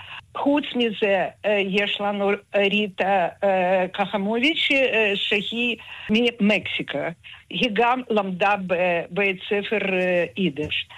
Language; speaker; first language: Hebrew; non-native, fluent; Russian